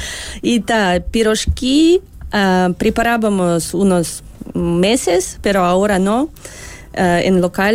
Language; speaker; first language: Spanish; early bilingual, other home language; Russian